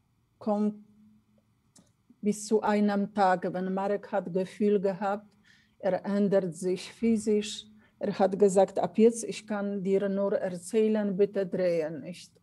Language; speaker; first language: German; non-native, fluent; Polish